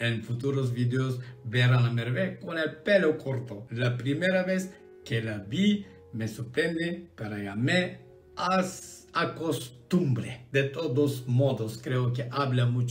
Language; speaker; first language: Spanish; non-native, learner; Turkish